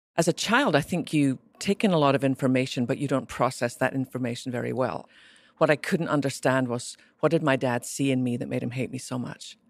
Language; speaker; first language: English; native; English